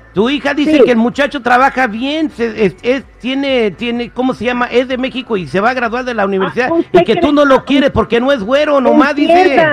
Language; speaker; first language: Spanish; early bilingual, heritage; Spanish